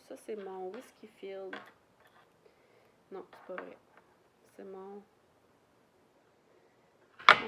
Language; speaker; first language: French; native; French